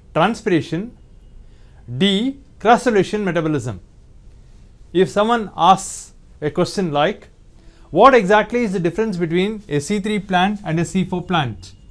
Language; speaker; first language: English; non-native, local second language; Tamil